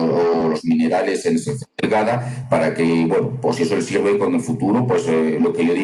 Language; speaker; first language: Spanish; native; Spanish